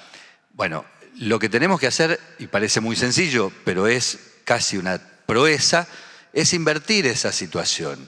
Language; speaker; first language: Spanish; native; Spanish